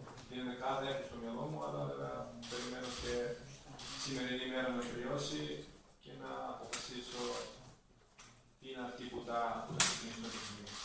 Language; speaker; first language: Greek; non-native, fluent; Serbian